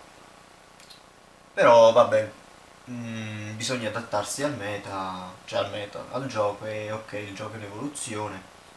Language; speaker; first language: Italian; native; Italian